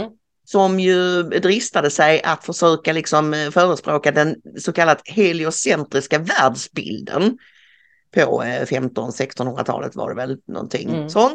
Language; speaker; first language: Swedish; native; Swedish